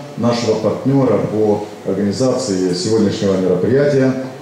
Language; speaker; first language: Russian; non-native, local second language; Romanian